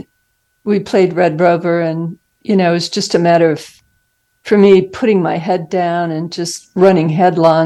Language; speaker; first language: English; native; English